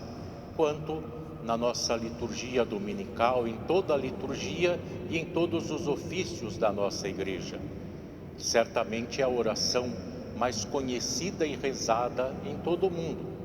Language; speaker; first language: Portuguese; native; Portuguese